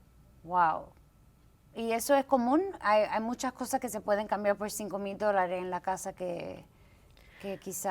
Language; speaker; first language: Spanish; early bilingual, heritage; Spanish